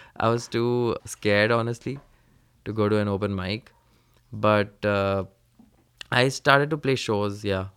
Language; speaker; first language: English; non-native, local second language; Hindi